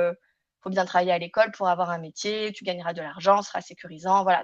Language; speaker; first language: French; native; French